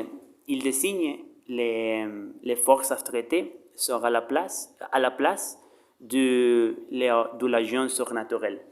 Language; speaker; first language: French; non-native, learner; Spanish